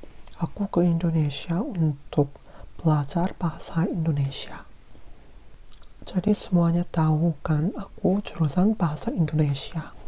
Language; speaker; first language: Indonesian; non-native, fluent; Korean